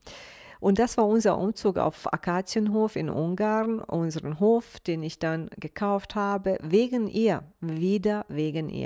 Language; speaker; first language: German; non-native, fluent; Bosnian